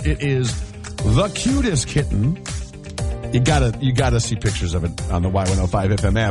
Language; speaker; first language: English; native; English